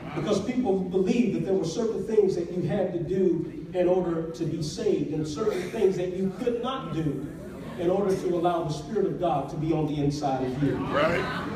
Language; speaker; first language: English; native; English